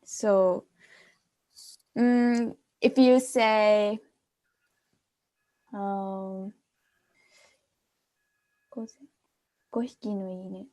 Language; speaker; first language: English; non-native, fluent; Japanese